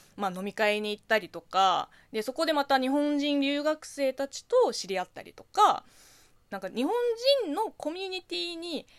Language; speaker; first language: Japanese; non-native, fluent; Chinese